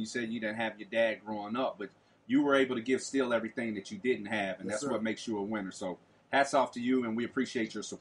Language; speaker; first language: English; native; English